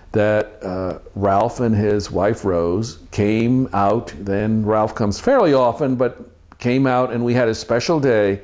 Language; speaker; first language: English; native; English